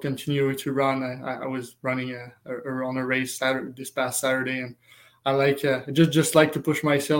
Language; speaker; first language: English; non-native, fluent; French